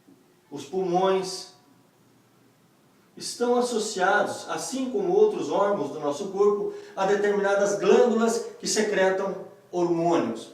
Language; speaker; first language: Portuguese; native; Portuguese